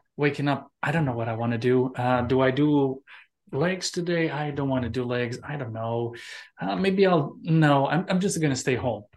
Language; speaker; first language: English; non-native, fluent; Romanian